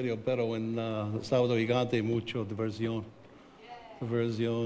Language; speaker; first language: Spanish; non-native, learner; English